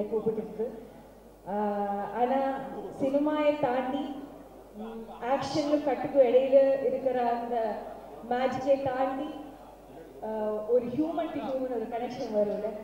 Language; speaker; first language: Tamil; non-native, learner; Malayalam